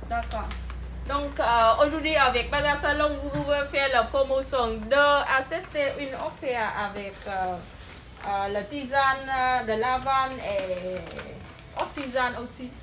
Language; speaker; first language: French; non-native, learner; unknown